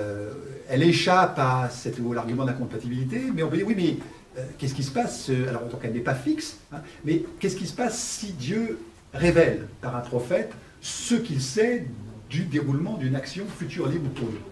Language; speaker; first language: French; native; French